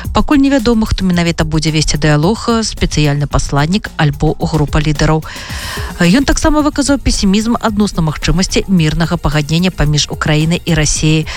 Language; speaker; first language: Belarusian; native; Belarusian